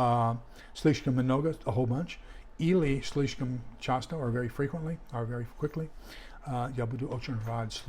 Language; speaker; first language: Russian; non-native, learner; English